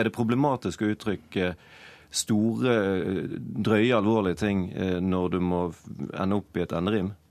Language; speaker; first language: Norwegian; native; Norwegian